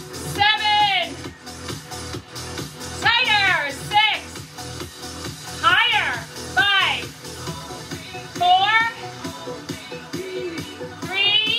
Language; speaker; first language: English; native; English